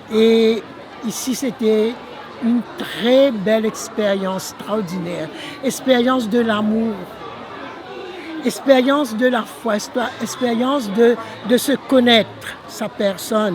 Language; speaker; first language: French; non-native, local second language; Morisyen